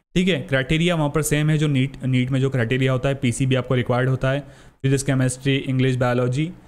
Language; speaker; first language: Hindi; native; Hindi